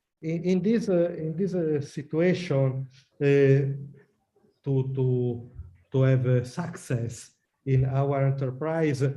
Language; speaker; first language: English; non-native, learner; Italian